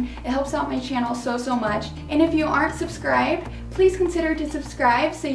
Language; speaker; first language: English; native; English